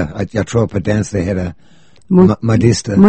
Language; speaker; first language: Danish; non-native, fluent; English